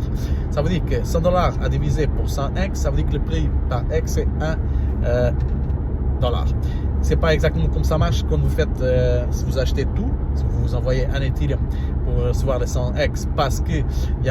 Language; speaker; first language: French; non-native, learner; Portuguese